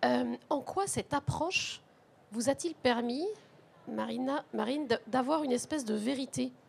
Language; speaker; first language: French; native; French